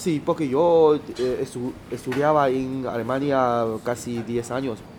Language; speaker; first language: Spanish; non-native, learner; Chinese